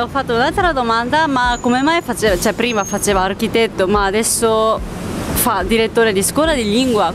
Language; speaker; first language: Italian; non-native, fluent; Japanese